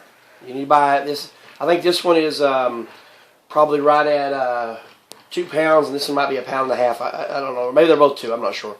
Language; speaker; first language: English; native; English